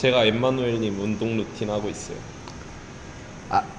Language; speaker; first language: Korean; native; Korean